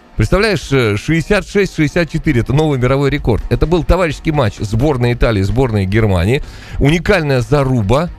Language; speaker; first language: Russian; native; Russian